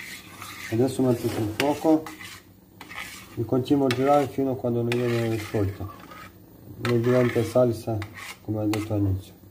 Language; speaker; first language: Italian; non-native, learner; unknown